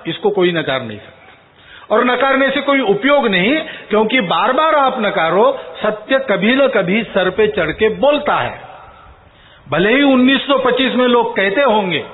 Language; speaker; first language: Hindi; non-native, local second language; Marathi